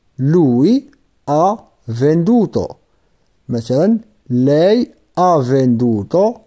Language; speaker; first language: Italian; non-native, fluent; Arabic